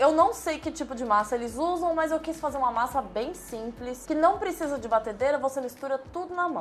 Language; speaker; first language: Portuguese; native; Portuguese